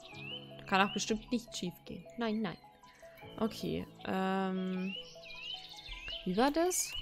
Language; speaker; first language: German; native; German